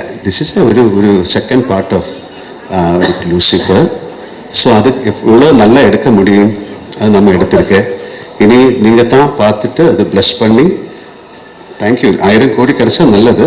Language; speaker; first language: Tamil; non-native, local second language; Malayalam